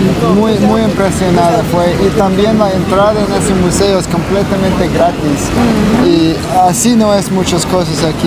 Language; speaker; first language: Spanish; non-native, learner; English